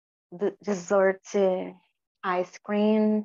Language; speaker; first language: English; non-native, learner; Portuguese